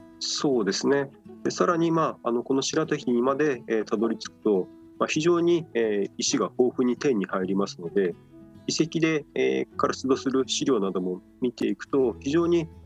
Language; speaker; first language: Japanese; native; Japanese